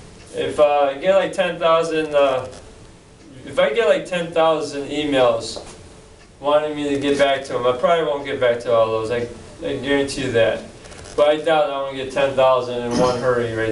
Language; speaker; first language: English; native; English